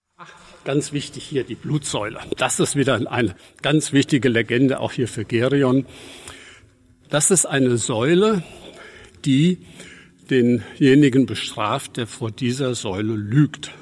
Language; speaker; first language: German; native; German